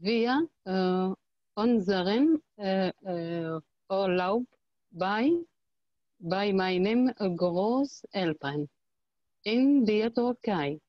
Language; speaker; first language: German; non-native, learner; Arabic